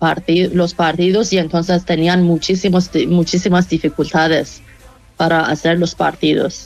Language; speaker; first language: Spanish; non-native, fluent; Persian